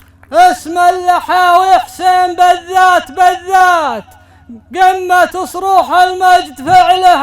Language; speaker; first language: Arabic; native; Arabic